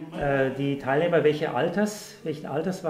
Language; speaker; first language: German; native; German